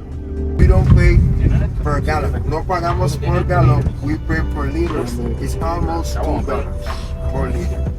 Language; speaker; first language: English; non-native, local second language; Spanish